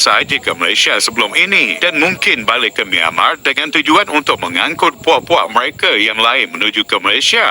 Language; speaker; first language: Malay; native; Malay